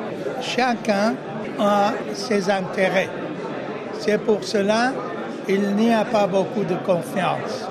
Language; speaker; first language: French; non-native, fluent; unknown